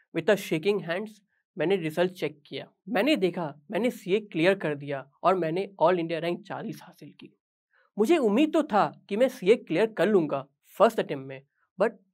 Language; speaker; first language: Hindi; native; Hindi